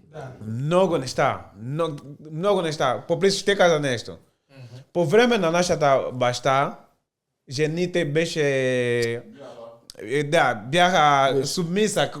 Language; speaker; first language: Bulgarian; non-native, learner; Portuguese